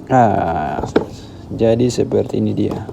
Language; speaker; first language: Indonesian; native; Indonesian